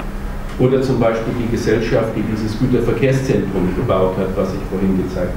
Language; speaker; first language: German; native; German